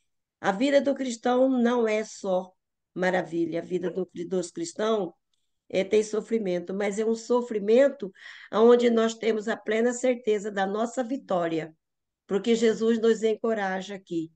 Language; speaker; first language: Portuguese; native; Portuguese